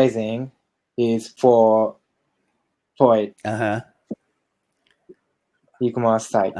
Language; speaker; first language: English; non-native, learner; Japanese